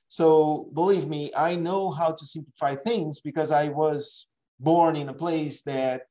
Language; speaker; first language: English; non-native, fluent; Portuguese